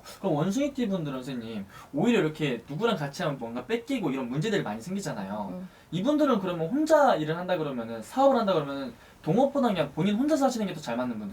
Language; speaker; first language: Korean; native; Korean